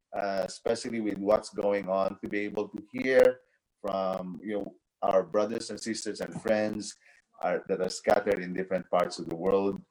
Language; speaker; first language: English; non-native, local second language; Cebuano